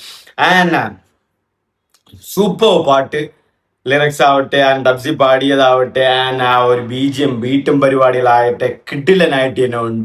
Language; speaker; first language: Malayalam; native; Malayalam